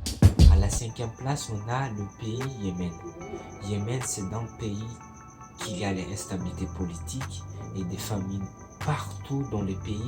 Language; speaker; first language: French; non-native, local second language; Malagasy